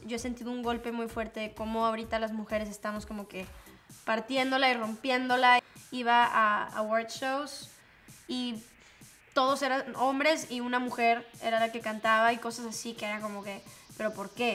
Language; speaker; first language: Spanish; native; Spanish